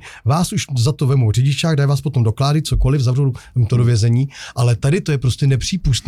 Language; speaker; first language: Czech; native; Czech